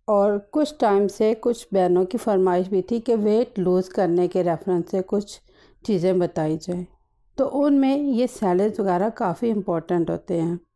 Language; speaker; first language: Urdu; native; Urdu